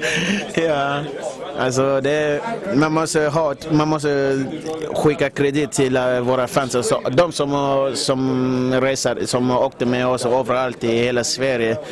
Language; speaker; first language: Swedish; non-native, fluent; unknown